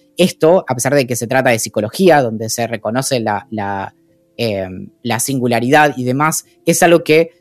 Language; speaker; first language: Spanish; native; Spanish